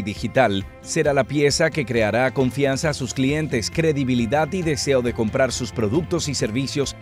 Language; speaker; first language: Spanish; native; Spanish